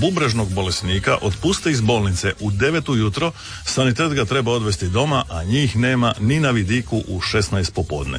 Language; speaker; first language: Serbian; native; Serbian